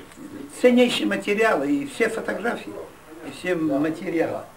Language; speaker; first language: Russian; non-native, local second language; Yiddish